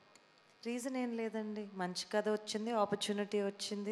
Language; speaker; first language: Telugu; native; Telugu